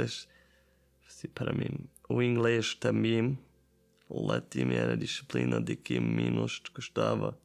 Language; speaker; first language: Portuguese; non-native, learner; German